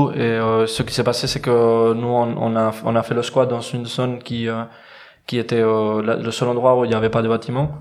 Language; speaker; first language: French; non-native, fluent; Spanish